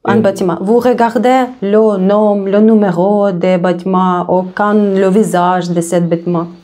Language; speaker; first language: French; non-native, learner; Russian